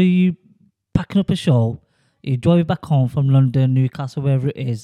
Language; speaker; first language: English; native; English